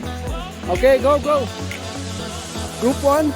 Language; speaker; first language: English; non-native, learner; Thai